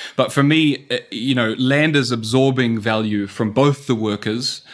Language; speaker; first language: English; native; English